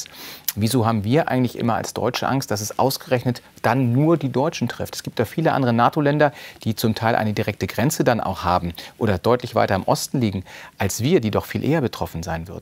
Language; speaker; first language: German; native; German